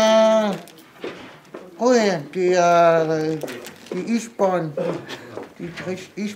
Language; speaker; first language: Danish; non-native, local second language; Kalaallisut